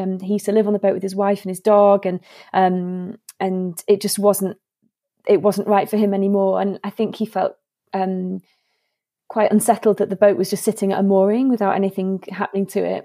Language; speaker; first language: English; native; English